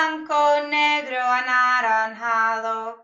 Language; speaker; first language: Spanish; non-native, learner; English